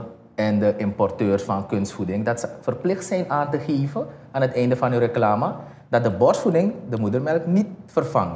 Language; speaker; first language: Dutch; native; Dutch